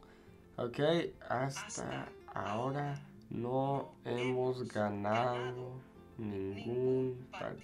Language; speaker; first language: Spanish; non-native, fluent; English